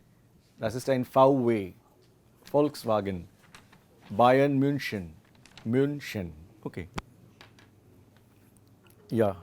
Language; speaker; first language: German; non-native, fluent; English